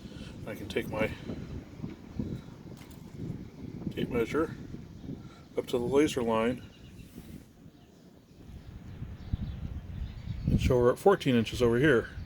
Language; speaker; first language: English; native; English